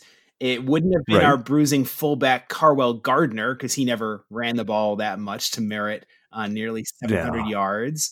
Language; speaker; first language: English; native; English